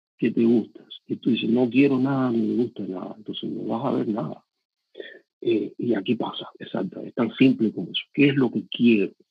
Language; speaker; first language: Spanish; native; Spanish